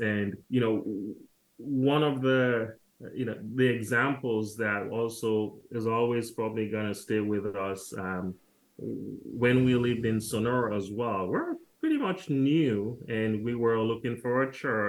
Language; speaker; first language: English; non-native, local second language; Krio